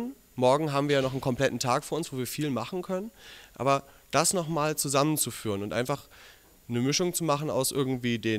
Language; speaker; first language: German; native; German